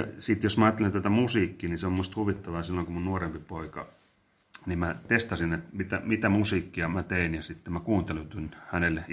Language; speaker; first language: Finnish; native; Finnish